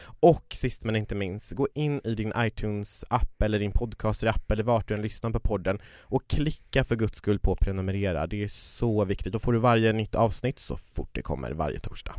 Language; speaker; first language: Swedish; native; Swedish